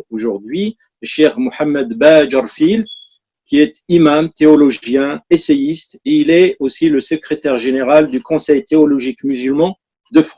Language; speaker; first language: French; native; French